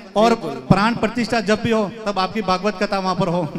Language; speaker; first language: Hindi; native; Hindi